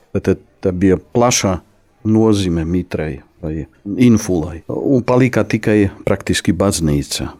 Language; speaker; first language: Latvian; non-native, fluent; Polish